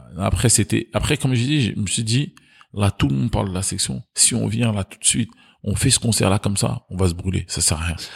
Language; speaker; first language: French; early bilingual, other home language; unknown